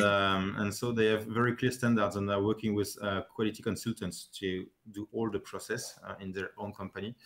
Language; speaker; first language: English; non-native, fluent; French